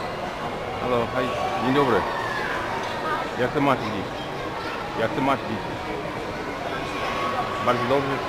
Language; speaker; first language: Polish; non-native, learner; English